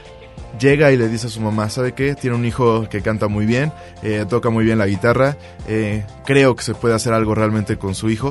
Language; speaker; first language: Spanish; native; Spanish